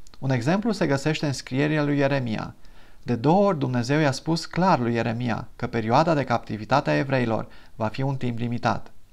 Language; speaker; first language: Romanian; non-native, fluent; English